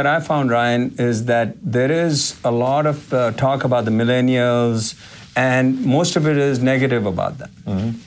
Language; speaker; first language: English; non-native, local second language; Hindi